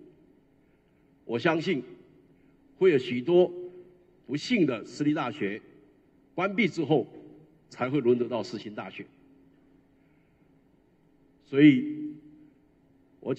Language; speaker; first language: Chinese; native; Chinese